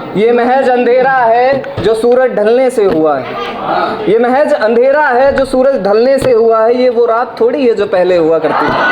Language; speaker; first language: Hindi; native; Hindi